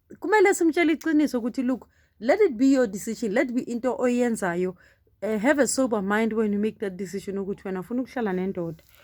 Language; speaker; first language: Zulu; non-native, local second language; Southern Sotho